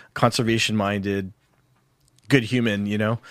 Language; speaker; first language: English; native; English